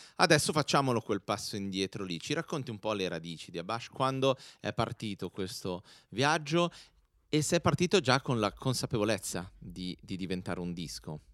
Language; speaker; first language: Italian; native; Italian